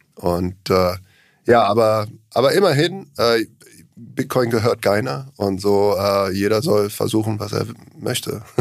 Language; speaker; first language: German; non-native, learner; English